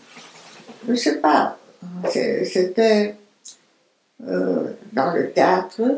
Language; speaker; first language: French; non-native, fluent; Romanian